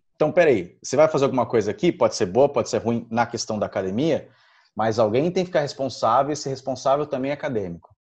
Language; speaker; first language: Portuguese; early bilingual, other home language; Spanish